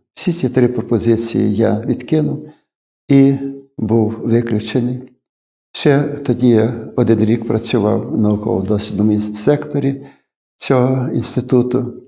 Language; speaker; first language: Ukrainian; native; Ukrainian